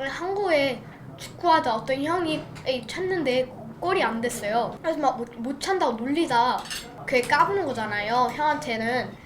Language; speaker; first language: Korean; early bilingual, other home language; English